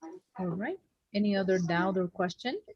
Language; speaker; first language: English; non-native, fluent; Spanish